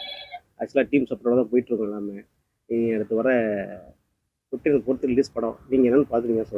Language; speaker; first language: Tamil; native; Tamil